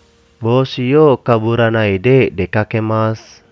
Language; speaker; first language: Japanese; non-native, fluent; Indonesian